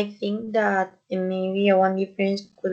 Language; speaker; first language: English; non-native, fluent; Spanish